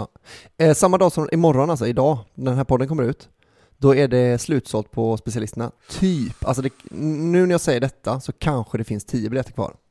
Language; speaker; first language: Swedish; native; Swedish